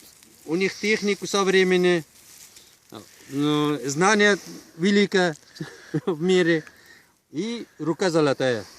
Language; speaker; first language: Russian; non-native, learner; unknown